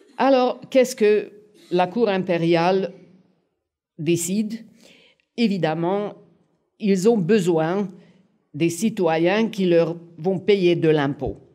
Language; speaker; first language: French; non-native, fluent; Hungarian